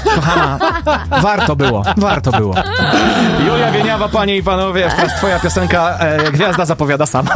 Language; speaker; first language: Polish; native; Polish